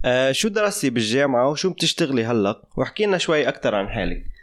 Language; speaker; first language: Arabic; native; Arabic